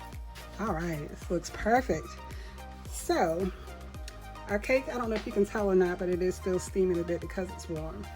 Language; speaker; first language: English; native; English